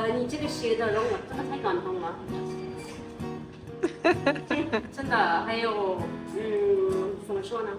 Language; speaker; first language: Chinese; non-native, fluent; Urdu